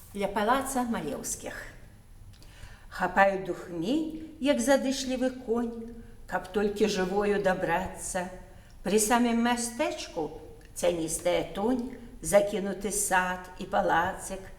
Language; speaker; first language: Belarusian; native; Belarusian